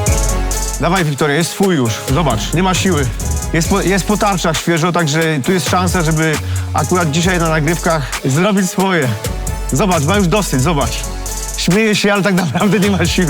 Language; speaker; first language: Polish; native; Polish